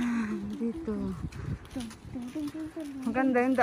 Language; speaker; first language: Filipino; native; Filipino